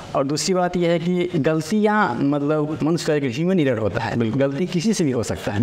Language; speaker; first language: Hindi; native; Hindi